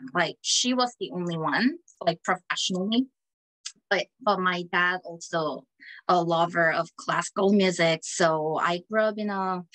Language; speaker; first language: English; non-native, fluent; Korean